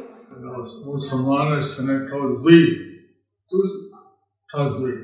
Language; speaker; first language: Spanish; non-native, learner; English